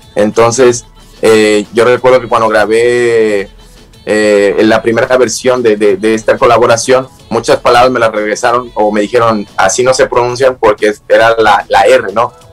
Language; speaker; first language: Spanish; native; Spanish